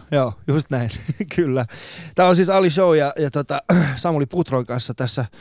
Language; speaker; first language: Finnish; early bilingual, other home language; Persian